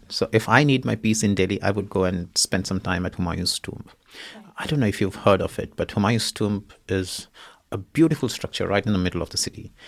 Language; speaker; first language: English; non-native, local second language; Hindi